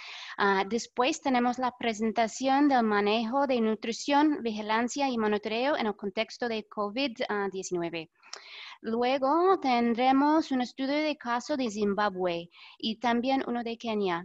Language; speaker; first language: Spanish; non-native, fluent; English